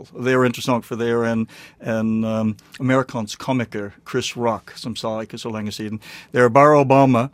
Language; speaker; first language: Norwegian; non-native, learner; English